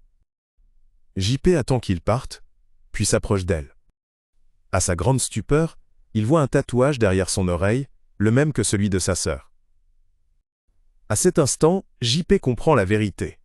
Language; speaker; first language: French; native; French